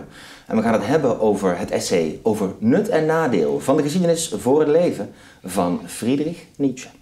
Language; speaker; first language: Dutch; native; Dutch